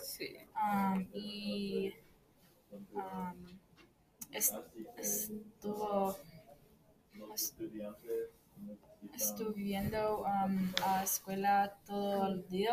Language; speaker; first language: Spanish; non-native, learner; English